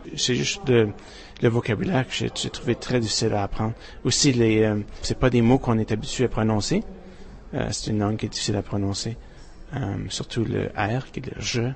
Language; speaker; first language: French; native; French